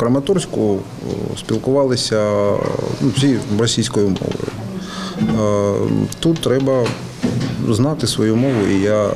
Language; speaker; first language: Ukrainian; non-native, local second language; Russian